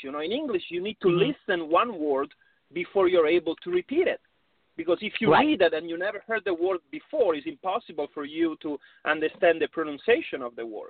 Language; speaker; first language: English; non-native, fluent; Italian